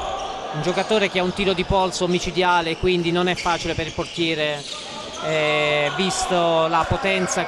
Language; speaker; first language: Italian; native; Italian